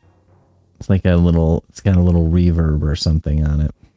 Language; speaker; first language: English; native; English